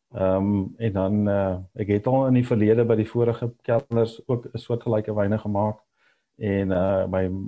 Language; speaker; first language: Afrikaans; native; Afrikaans